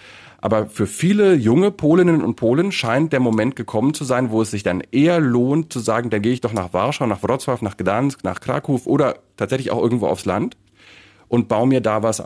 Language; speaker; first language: German; native; German